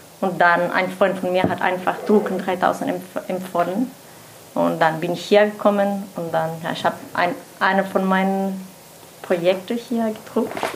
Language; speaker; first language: German; non-native, learner; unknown